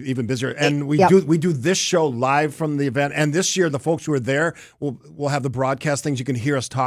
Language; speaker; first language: English; native; English